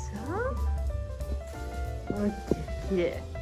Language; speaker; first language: French; non-native, learner; Japanese